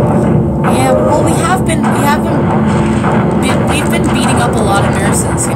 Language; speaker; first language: English; native; English